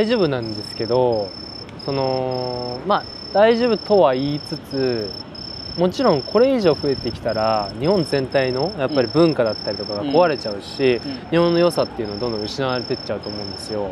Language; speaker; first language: Japanese; native; Japanese